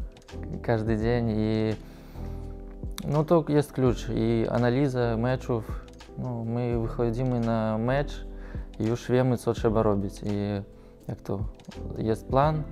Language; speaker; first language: Polish; non-native, learner; Russian